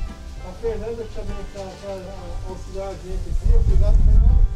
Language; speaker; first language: Portuguese; native; Portuguese